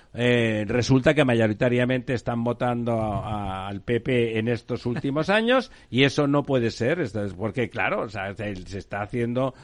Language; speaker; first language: Spanish; native; Spanish